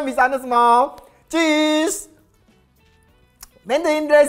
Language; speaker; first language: German; non-native, learner; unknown